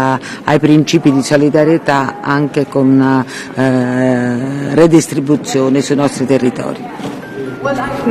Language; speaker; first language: Italian; native; Italian